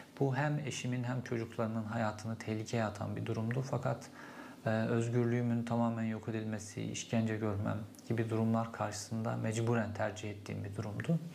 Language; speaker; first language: Turkish; native; Turkish